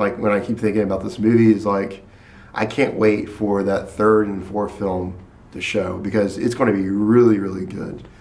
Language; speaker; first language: English; native; English